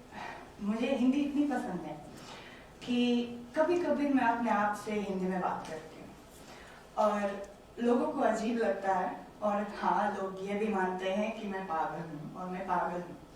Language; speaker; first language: Hindi; non-native, learner; Romanian